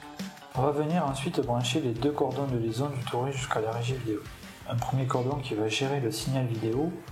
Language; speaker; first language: French; native; French